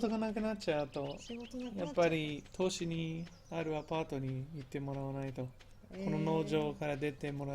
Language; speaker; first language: Japanese; non-native, fluent; English